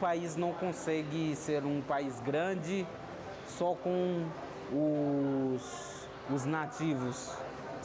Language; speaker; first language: Portuguese; non-native, fluent; Spanish